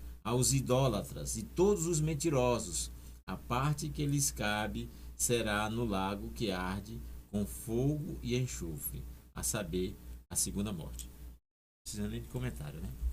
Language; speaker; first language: Portuguese; native; Portuguese